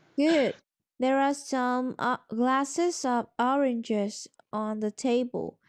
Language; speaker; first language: English; non-native, learner; Vietnamese